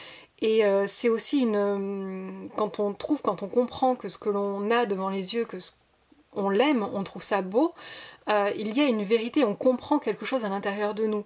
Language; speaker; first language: French; native; French